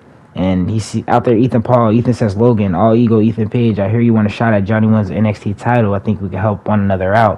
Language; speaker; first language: English; native; English